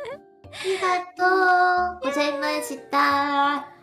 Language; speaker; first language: Japanese; non-native, learner; Korean